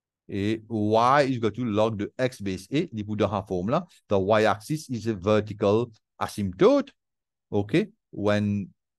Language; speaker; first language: French; non-native, local second language; Morisyen